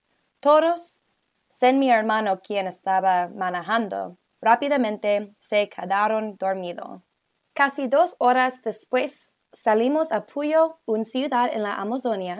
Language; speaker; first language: Spanish; non-native, learner; English